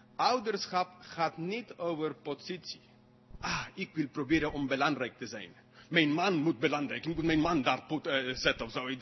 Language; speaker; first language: Dutch; non-native, fluent; English